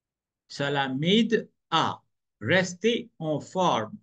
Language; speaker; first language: French; non-native, fluent; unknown